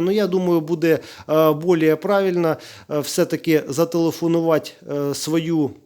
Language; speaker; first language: Ukrainian; native; Ukrainian